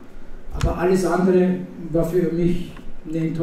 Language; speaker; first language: German; non-native, fluent; Italian